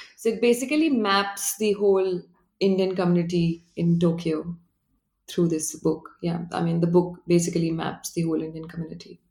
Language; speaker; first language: English; non-native, local second language; Hindi